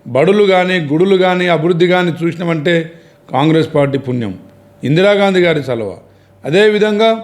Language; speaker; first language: Telugu; non-native, local second language; Lambadi